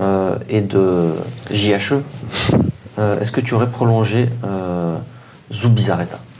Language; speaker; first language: French; native; French